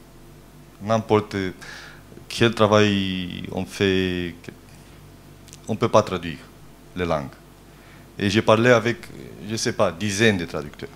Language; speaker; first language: French; non-native, fluent; Romanian